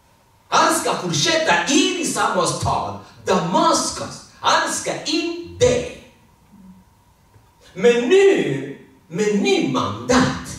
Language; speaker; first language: Swedish; non-native, fluent; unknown